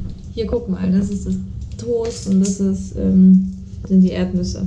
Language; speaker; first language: German; native; German